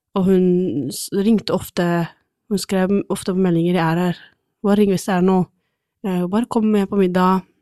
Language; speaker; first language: Norwegian; non-native, fluent; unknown